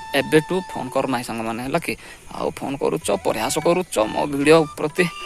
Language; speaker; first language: Odia; non-native, local second language; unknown